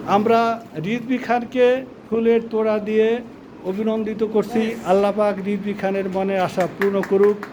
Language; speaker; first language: Bangla; native; Bangla